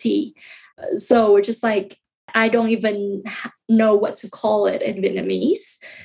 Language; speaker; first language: English; non-native, fluent; Vietnamese